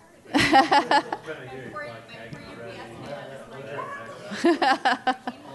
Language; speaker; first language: English; native; English